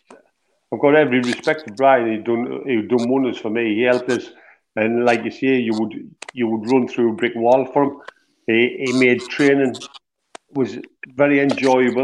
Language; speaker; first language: English; native; English